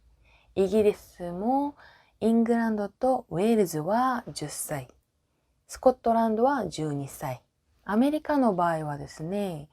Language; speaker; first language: Japanese; non-native, fluent; Korean